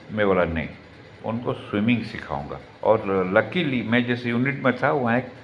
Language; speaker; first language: Hindi; non-native, local second language; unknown